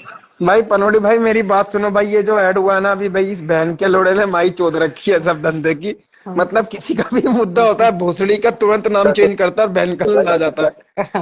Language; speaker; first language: Hindi; native; Hindi